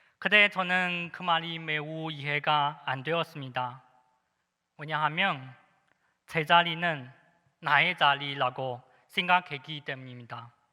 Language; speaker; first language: Korean; non-native, fluent; Chinese